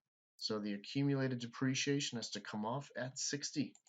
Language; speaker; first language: English; native; English